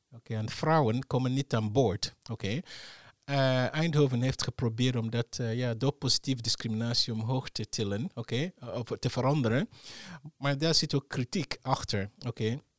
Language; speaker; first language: Dutch; non-native, fluent; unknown